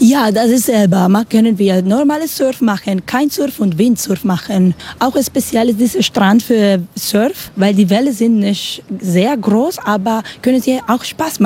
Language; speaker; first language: German; non-native, learner; Spanish